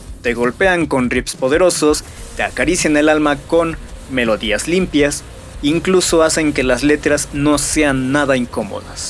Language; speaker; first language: Spanish; native; Spanish